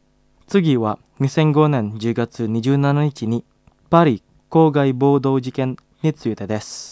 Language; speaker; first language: Japanese; non-native, fluent; Indonesian